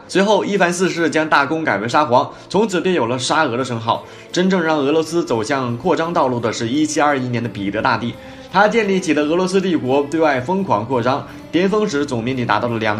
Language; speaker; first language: Chinese; native; Chinese